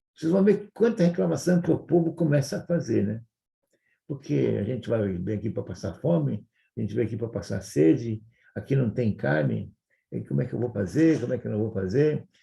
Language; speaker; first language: Portuguese; non-native, fluent; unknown